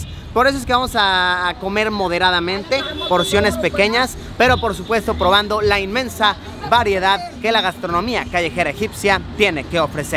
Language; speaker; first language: Spanish; native; Spanish